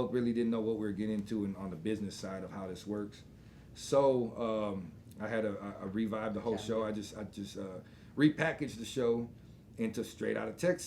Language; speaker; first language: English; native; English